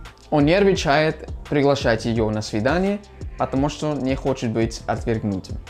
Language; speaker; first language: Russian; non-native, fluent; English